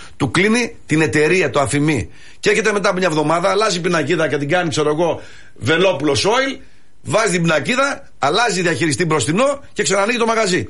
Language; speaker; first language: Greek; early bilingual, heritage; Greek